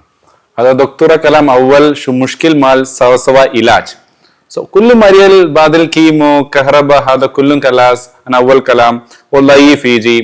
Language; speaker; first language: Arabic; non-native, learner; Malayalam